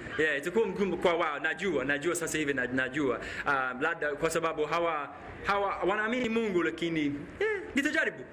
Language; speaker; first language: Swahili; non-native, learner; English